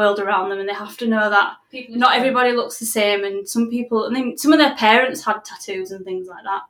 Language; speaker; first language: English; native; English